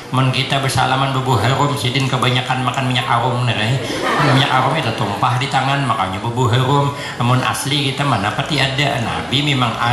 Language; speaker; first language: Indonesian; non-native, local second language; Banjar